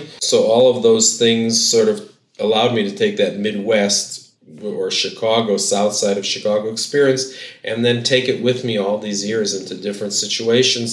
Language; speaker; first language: English; native; English